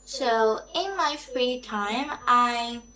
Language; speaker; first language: English; non-native, learner; Vietnamese